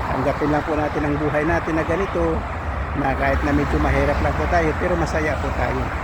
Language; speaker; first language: Filipino; non-native, local second language; Cebuano